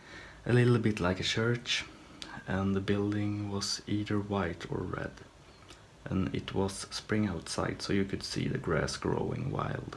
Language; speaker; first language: English; non-native, fluent; Swedish